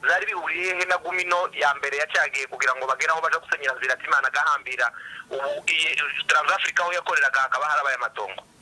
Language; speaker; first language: Kinyarwanda; native; Kinyarwanda